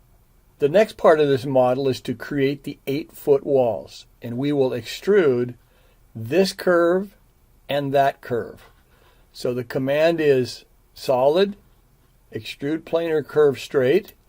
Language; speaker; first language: English; native; English